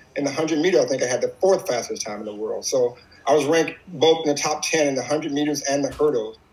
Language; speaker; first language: English; native; English